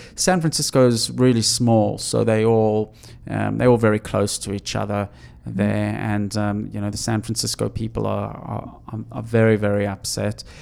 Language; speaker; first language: English; native; English